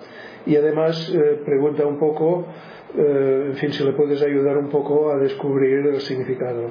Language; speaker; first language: Spanish; native; Spanish